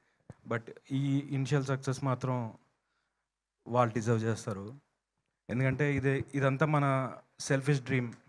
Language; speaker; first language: Telugu; native; Telugu